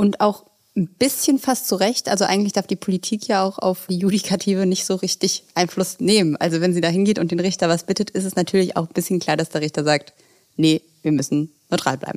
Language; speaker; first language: German; native; German